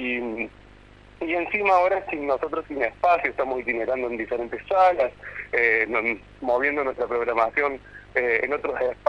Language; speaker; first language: Spanish; native; Spanish